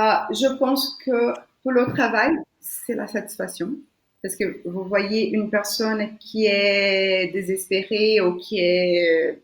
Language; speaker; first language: French; non-native, fluent; Portuguese